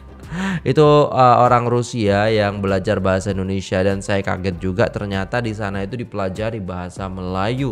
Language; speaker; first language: Indonesian; native; Indonesian